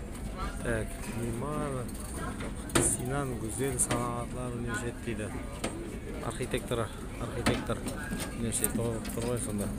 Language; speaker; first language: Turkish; non-native, learner; Kazakh